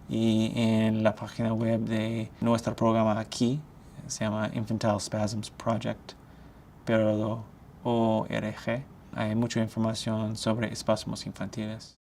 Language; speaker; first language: Spanish; non-native, fluent; English